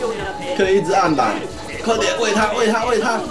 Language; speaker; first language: Chinese; native; Chinese